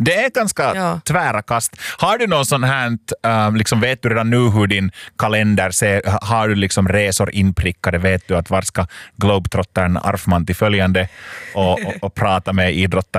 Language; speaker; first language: Swedish; native; Swedish